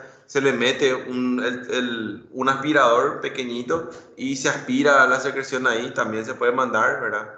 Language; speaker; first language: Spanish; native; Spanish